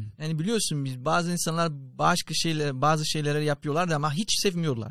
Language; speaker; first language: Turkish; non-native, fluent; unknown